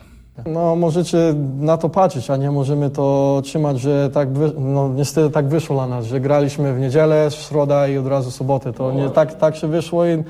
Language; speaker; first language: Polish; early bilingual, heritage; Polish